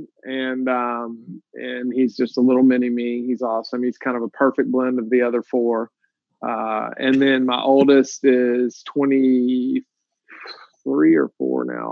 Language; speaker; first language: English; native; English